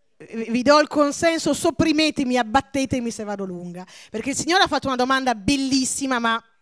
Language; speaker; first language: Italian; early bilingual, other home language; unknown